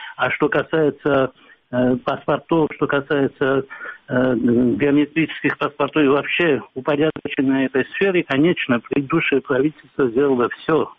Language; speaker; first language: Russian; non-native, local second language; Georgian